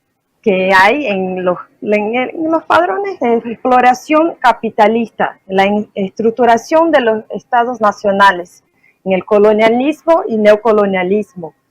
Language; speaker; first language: Spanish; non-native, fluent; Portuguese